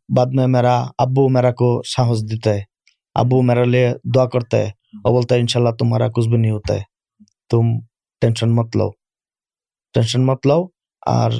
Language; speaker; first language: Urdu; non-native, learner; Bangla